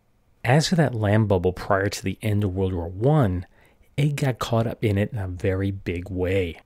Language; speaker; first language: English; native; English